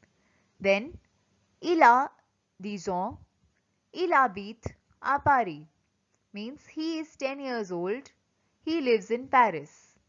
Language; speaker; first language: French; non-native, fluent; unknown